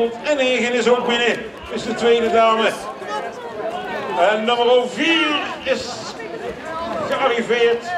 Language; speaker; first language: Dutch; native; Dutch